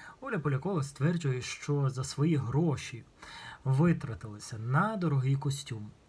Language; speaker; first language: Ukrainian; non-native, local second language; Russian